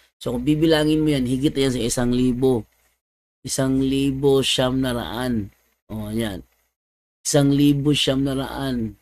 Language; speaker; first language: Filipino; non-native, local second language; Cebuano